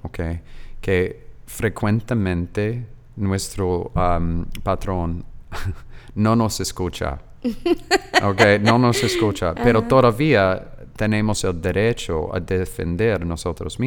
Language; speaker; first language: Spanish; non-native, fluent; English